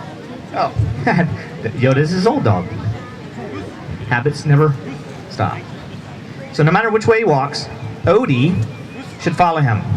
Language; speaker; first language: English; native; English